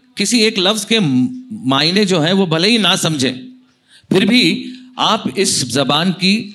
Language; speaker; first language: Hindi; non-native, local second language; Marathi